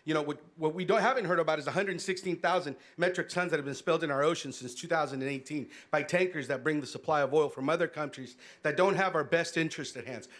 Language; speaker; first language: English; early bilingual, other home language; Spanish